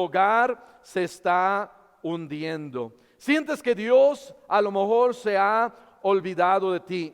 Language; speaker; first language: Spanish; native; Spanish